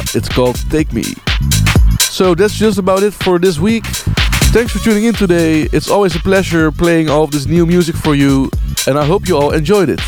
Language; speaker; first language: English; non-native, fluent; Dutch